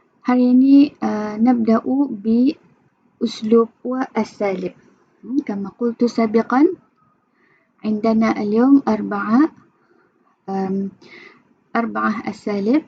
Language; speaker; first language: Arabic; non-native, fluent; Malay